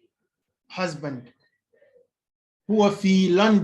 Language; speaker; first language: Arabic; non-native, fluent; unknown